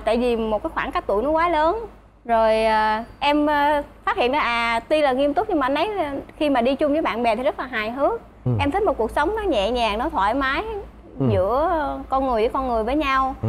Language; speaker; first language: Vietnamese; native; Vietnamese